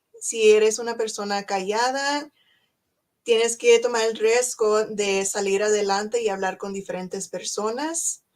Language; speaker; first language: Spanish; early bilingual, heritage; Spanish